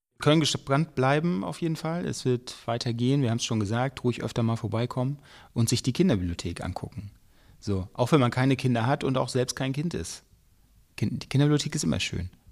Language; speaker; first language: German; native; German